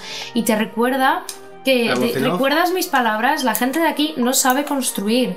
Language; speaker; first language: Spanish; native; Spanish